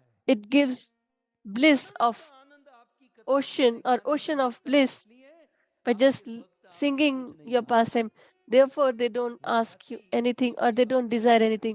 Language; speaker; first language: English; non-native, local second language; Hindi